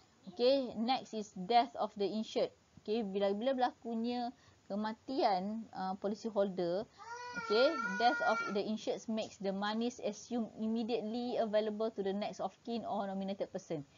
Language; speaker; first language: English; non-native, local second language; Malay